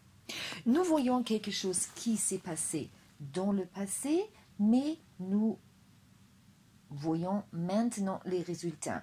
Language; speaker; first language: French; non-native, fluent; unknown